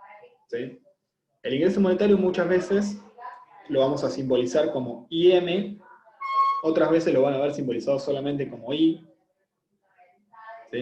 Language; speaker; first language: Spanish; native; Spanish